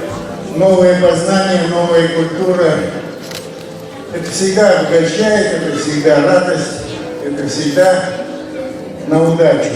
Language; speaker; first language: Russian; non-native, local second language; Azerbaijani